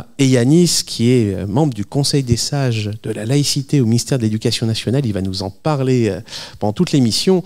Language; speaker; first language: French; native; French